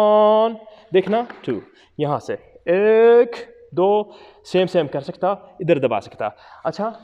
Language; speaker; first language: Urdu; non-native, local second language; Punjabi